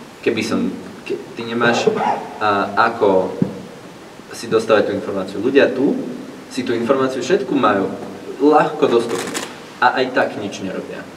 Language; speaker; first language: Slovak; non-native, fluent; Russian